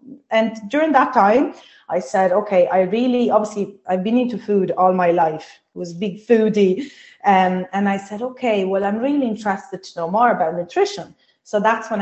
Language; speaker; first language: English; non-native, fluent; Italian